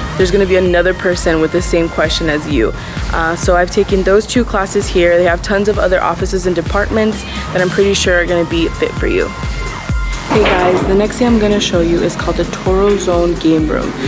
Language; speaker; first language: English; native; English